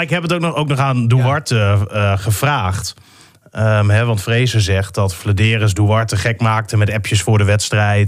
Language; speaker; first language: Dutch; native; Dutch